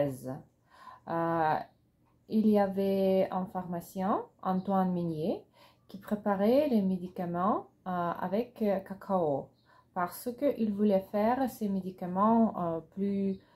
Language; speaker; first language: French; non-native, learner; Russian